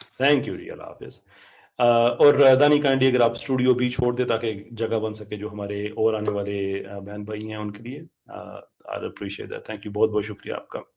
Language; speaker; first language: Urdu; native; Urdu